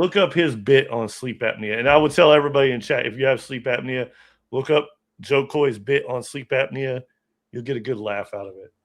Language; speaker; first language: English; native; English